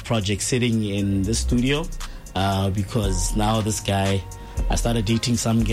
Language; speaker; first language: English; non-native, local second language; Tswana